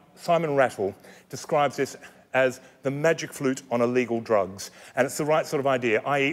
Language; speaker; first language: English; native; English